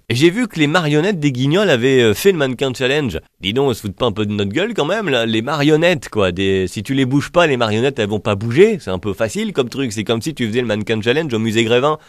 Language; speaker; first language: French; native; French